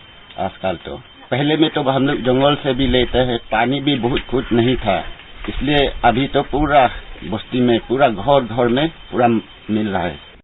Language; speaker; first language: Hindi; non-native, local second language; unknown